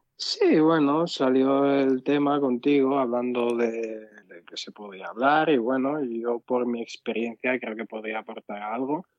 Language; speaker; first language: Spanish; early bilingual, other home language; Arabic